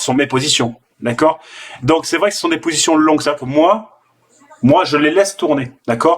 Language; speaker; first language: French; native; French